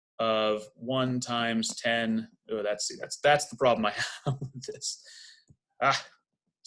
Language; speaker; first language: English; native; English